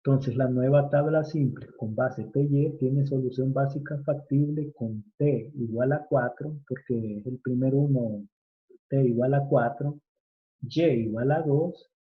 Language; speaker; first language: Spanish; native; Spanish